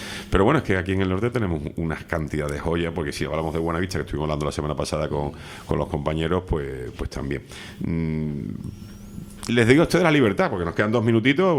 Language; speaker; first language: Spanish; native; Spanish